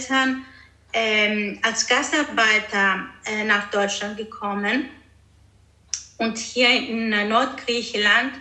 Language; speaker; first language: German; early bilingual, heritage; Greek